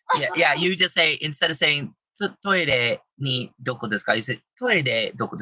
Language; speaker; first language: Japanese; non-native, learner; English